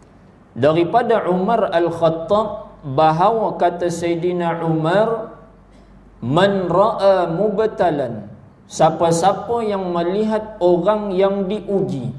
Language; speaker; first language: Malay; native; Malay